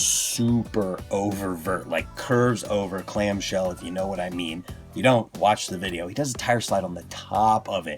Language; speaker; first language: English; native; English